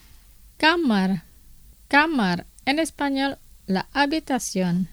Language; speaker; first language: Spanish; non-native, fluent; Indonesian